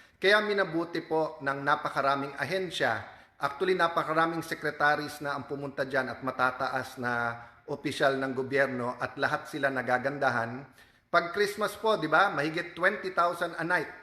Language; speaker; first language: Filipino; native; Filipino